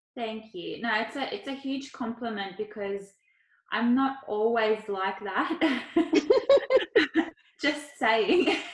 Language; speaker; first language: English; early bilingual, other home language; Ukrainian